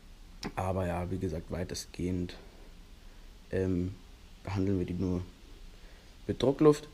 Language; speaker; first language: German; native; German